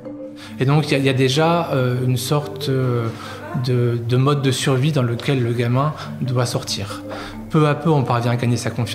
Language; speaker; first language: French; native; French